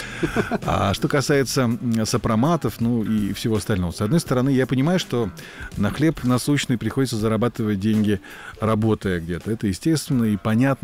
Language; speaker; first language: Russian; native; Russian